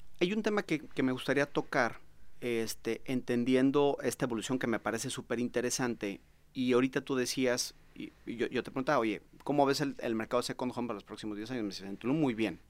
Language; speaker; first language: Spanish; native; Spanish